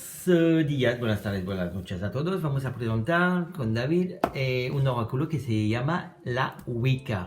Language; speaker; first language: Spanish; non-native, learner; French